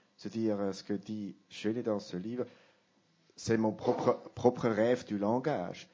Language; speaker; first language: French; non-native, local second language; Italian